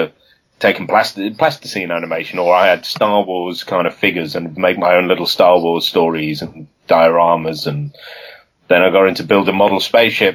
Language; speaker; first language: English; native; English